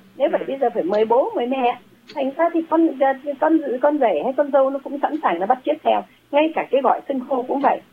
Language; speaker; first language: Vietnamese; native; Vietnamese